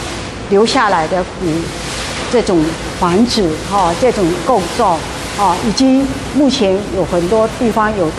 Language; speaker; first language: Chinese; native; Chinese